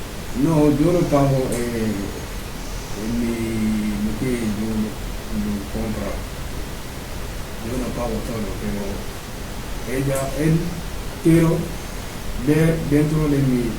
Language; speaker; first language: Spanish; non-native, learner; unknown